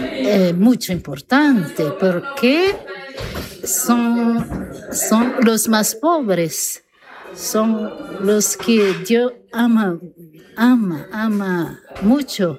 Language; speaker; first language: Spanish; non-native, learner; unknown